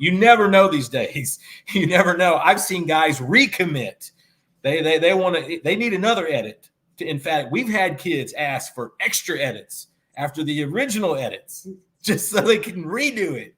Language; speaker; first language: English; native; English